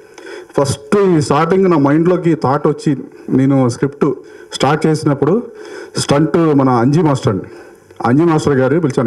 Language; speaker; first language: Telugu; native; Telugu